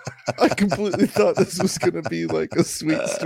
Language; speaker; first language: English; native; English